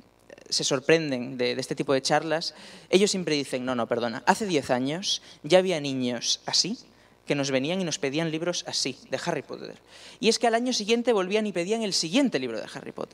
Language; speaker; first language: Spanish; native; Spanish